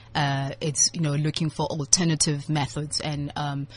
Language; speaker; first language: English; non-native, local second language; Southern Sotho